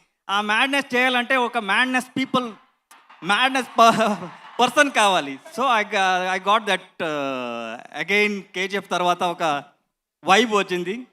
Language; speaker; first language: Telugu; non-native, learner; Kannada